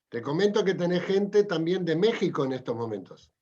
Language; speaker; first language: Spanish; native; Spanish